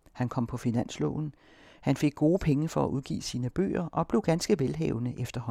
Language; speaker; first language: Danish; native; Danish